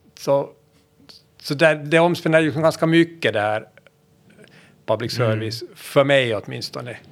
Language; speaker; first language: Swedish; native; Swedish